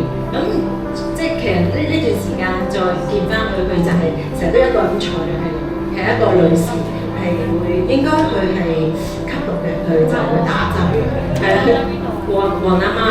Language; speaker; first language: Cantonese; native; Cantonese